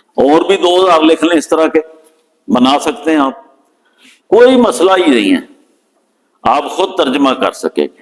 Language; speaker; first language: Urdu; non-native, local second language; Punjabi